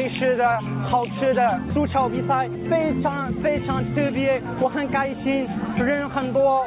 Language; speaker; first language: Chinese; non-native, learner; French